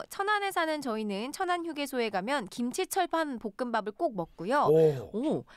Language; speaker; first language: Korean; native; Korean